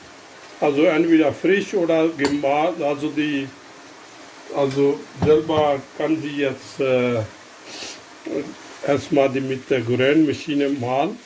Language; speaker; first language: German; non-native, learner; Urdu